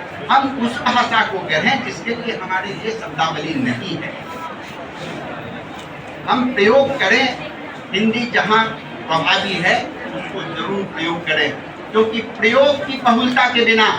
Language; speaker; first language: Hindi; native; Hindi